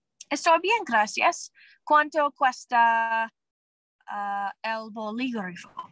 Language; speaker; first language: Spanish; non-native, learner; English